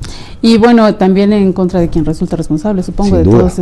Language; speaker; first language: Spanish; native; Spanish